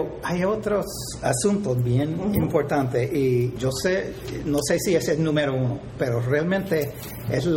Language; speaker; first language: Spanish; non-native, fluent; English